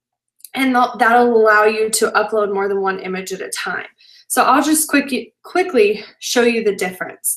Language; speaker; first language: English; native; English